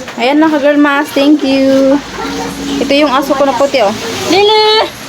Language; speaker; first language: Filipino; non-native, local second language; Cebuano